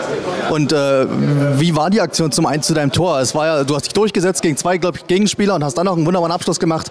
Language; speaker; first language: German; native; German